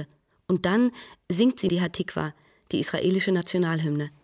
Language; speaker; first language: German; native; German